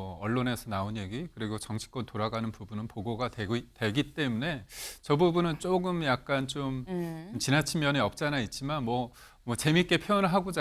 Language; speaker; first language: Korean; native; Korean